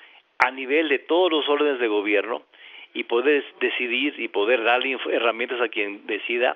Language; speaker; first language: Spanish; native; Spanish